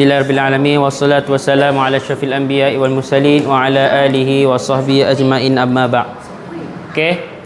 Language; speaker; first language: Malay; native; Malay